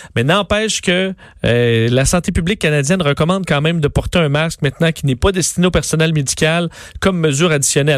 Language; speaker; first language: French; native; French